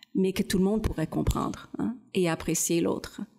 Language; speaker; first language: English; native; English